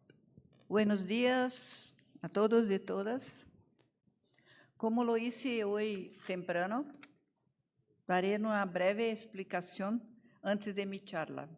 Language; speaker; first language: Spanish; non-native, learner; Portuguese